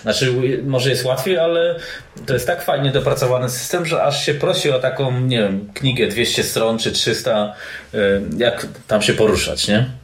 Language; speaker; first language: Polish; native; Polish